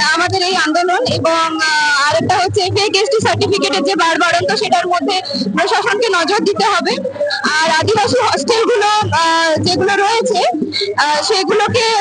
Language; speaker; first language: Bangla; non-native, local second language; Santali